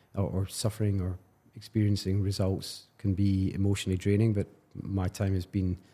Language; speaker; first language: English; native; English